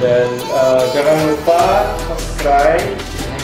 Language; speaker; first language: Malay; non-native, fluent; Korean